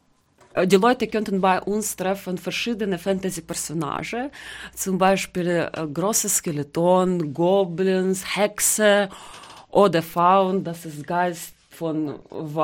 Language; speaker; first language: German; non-native, learner; Ukrainian